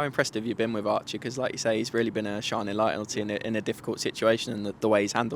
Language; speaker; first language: English; native; English